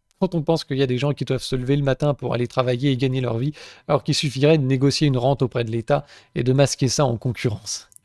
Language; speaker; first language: French; native; French